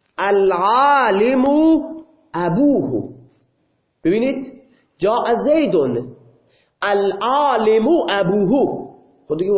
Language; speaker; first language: Persian; non-native, local second language; Baluchi